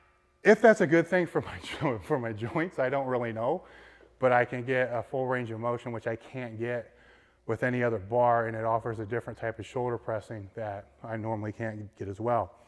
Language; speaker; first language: English; native; English